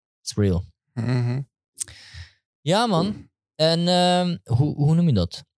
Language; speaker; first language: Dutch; early bilingual, other home language; Turkish